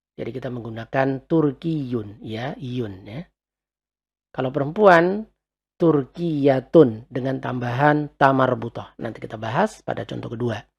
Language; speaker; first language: Indonesian; native; Indonesian